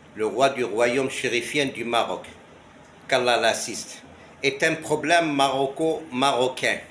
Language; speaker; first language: French; non-native, local second language; Arabic